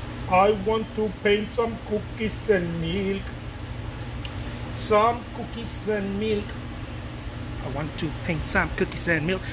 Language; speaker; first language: English; non-native, fluent; Spanish